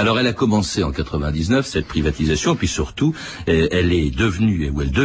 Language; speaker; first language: French; native; French